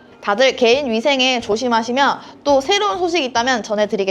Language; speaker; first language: Korean; native; Korean